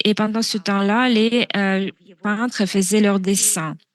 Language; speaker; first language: French; non-native, fluent; Russian